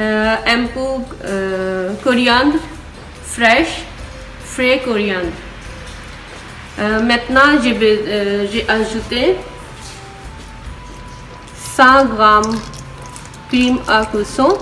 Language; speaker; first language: French; non-native, learner; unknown